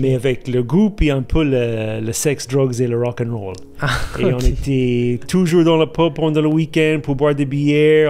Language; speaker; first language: French; non-native, fluent; English